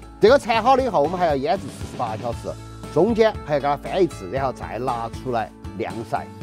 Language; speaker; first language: Chinese; native; Chinese